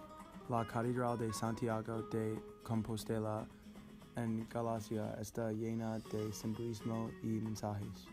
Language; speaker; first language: Spanish; non-native, learner; English